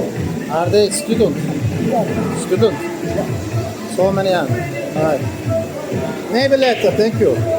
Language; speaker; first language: English; non-native, learner; Turkish